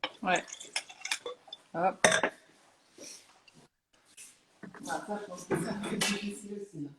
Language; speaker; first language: French; native; French